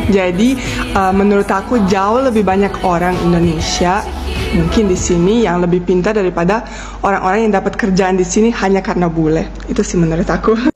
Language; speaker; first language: Indonesian; non-native, fluent; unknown